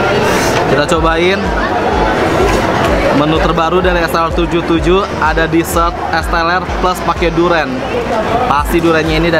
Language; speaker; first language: Indonesian; native; Indonesian